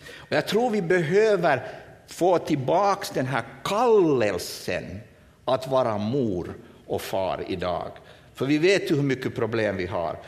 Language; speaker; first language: Swedish; native; Swedish